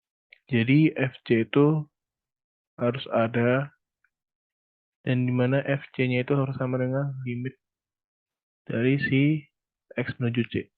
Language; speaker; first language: Indonesian; native; Indonesian